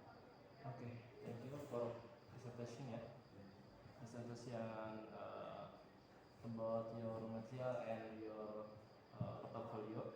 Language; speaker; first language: English; non-native, learner; Indonesian